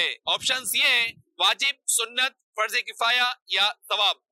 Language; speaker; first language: Urdu; native; Urdu